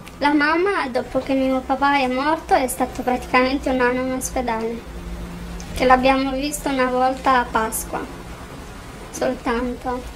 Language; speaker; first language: Italian; non-native, fluent; Romanian